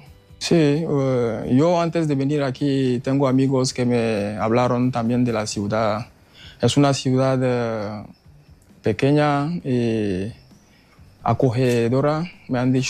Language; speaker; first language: Spanish; non-native, fluent; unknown